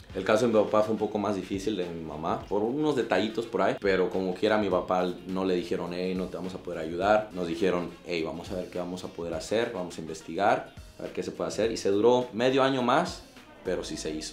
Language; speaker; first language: Spanish; early bilingual, heritage; Spanish